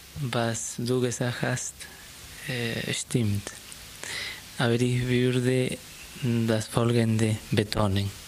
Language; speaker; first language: German; non-native, fluent; Spanish